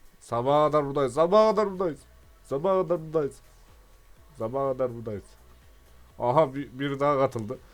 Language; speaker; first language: Turkish; native; Turkish